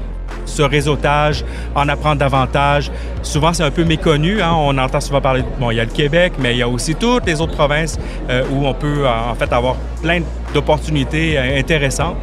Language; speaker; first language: French; native; French